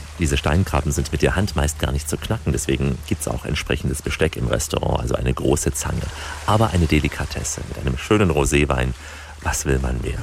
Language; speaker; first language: German; native; German